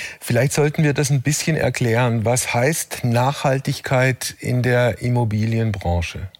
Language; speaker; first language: German; native; German